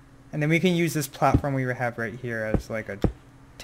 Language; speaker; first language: English; native; English